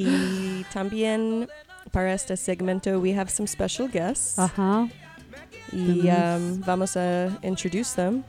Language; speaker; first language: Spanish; non-native, learner; English